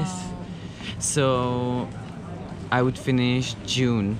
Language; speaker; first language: English; non-native, fluent; Slovak